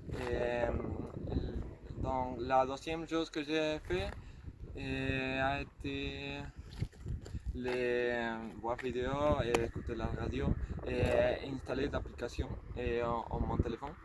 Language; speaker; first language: French; non-native, learner; Spanish